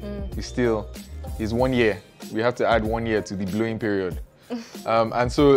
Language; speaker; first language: English; non-native, local second language; Yoruba